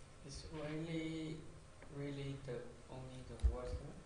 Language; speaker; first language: English; non-native, learner; Chinese